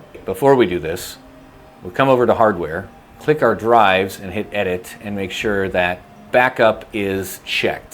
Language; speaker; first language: English; native; English